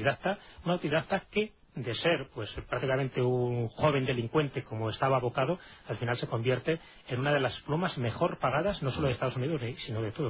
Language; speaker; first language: Spanish; native; Spanish